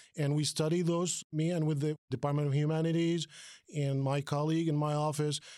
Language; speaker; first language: English; non-native, fluent; Arabic